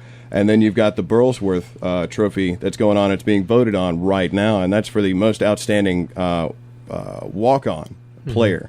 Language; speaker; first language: English; native; English